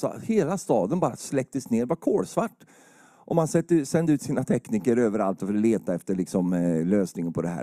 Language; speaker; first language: Swedish; native; Swedish